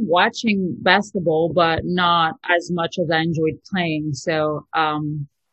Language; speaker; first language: English; non-native, fluent; French